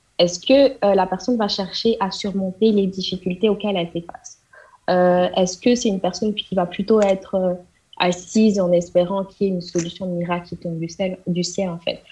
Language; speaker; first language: French; non-native, local second language; Wolof